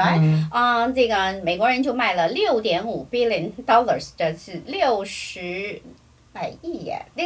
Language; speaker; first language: Chinese; native; Chinese